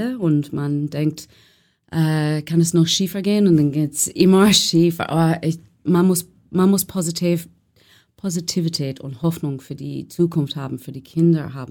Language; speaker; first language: German; non-native, learner; English